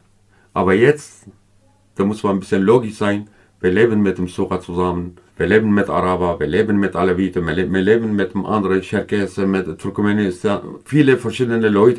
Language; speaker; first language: German; non-native, learner; Kurdish